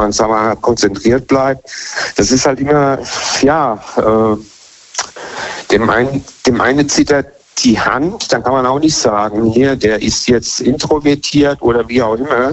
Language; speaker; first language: German; native; German